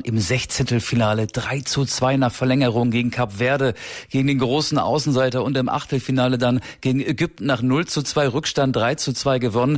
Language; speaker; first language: German; native; German